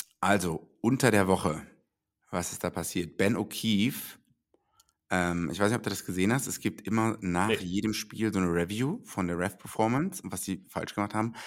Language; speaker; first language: German; native; German